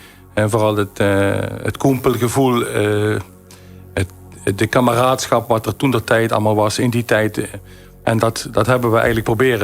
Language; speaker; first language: Dutch; native; Dutch